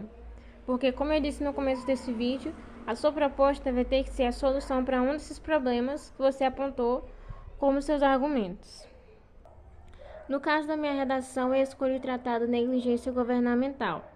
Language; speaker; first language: Portuguese; native; Portuguese